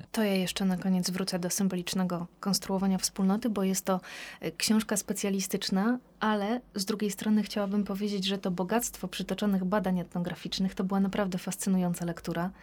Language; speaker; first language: Polish; native; Polish